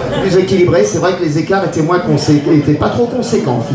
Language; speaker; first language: French; native; French